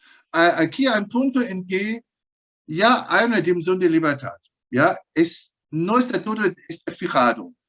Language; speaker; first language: Spanish; non-native, fluent; German